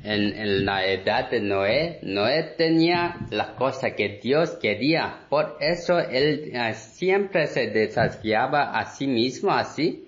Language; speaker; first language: Spanish; non-native, learner; Korean